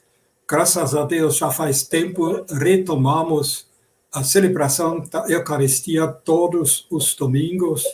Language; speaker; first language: Portuguese; non-native, fluent; German